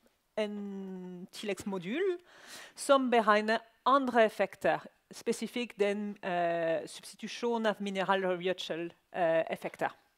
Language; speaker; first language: Norwegian; non-native, learner; French